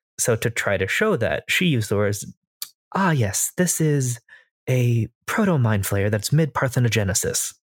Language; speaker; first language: English; native; English